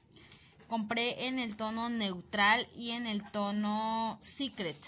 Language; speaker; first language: Spanish; native; Spanish